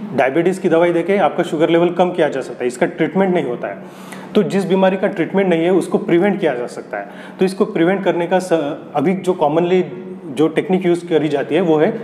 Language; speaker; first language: Hindi; non-native, local second language; Marathi